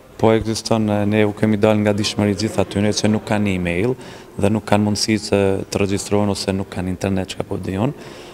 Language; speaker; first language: Albanian; native; Albanian